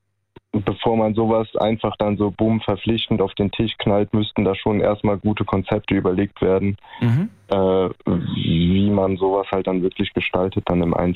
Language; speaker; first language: German; native; German